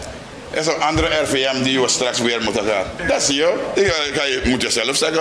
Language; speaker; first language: Dutch; non-native, local second language; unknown